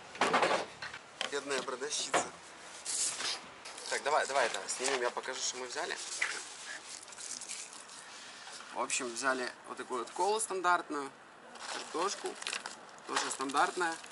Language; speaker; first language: Russian; native; Russian